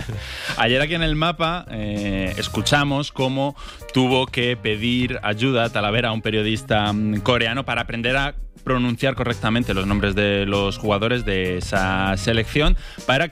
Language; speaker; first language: Spanish; native; Spanish